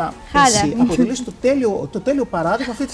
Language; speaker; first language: Greek; native; Greek